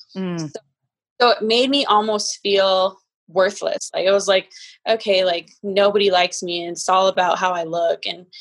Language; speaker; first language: English; native; English